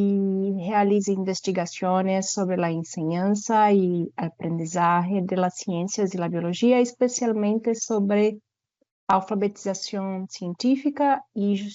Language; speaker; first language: Spanish; non-native, fluent; Portuguese